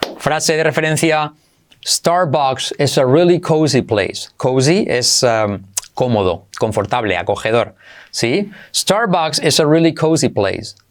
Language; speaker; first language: Spanish; native; Spanish